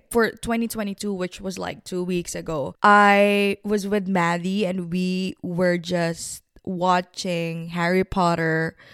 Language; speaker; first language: English; non-native, local second language; Filipino